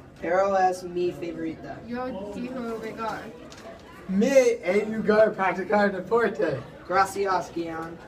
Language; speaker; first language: Spanish; non-native, learner; English